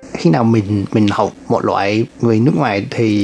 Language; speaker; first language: Vietnamese; non-native, learner; English